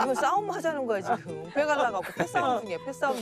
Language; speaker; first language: Korean; native; Korean